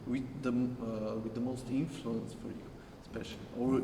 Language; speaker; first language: English; non-native, fluent; Slovenian